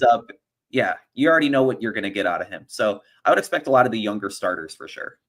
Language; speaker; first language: English; native; English